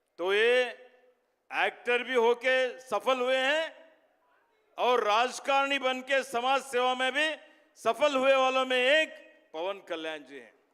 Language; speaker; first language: Hindi; non-native, local second language; Kannada